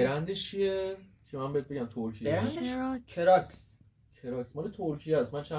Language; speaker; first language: Persian; native; Persian